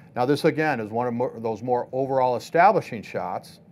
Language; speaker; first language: English; native; English